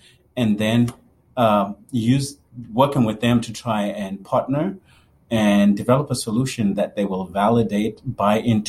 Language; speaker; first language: English; non-native, local second language; Shona